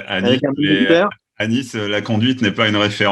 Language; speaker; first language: French; native; French